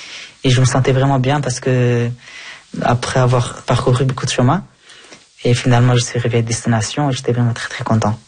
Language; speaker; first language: French; early bilingual, other home language; Persian